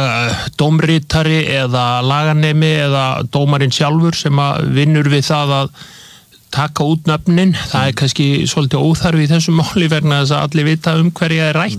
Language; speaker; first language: Icelandic; native; Icelandic